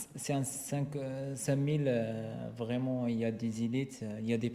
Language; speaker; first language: French; non-native, learner; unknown